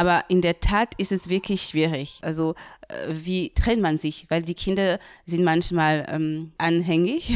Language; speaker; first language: German; non-native, fluent; French